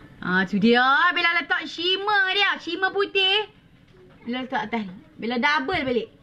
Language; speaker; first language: Malay; native; Malay